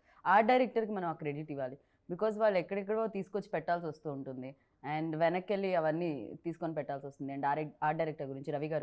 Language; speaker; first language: Telugu; native; Telugu